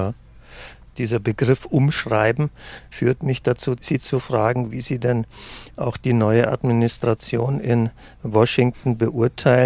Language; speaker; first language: German; native; German